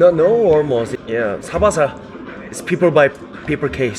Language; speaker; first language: English; non-native, learner; Korean